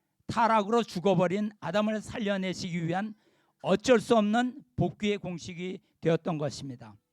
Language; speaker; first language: Korean; native; Korean